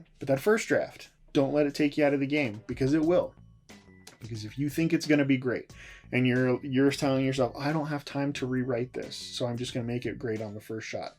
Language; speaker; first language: English; native; English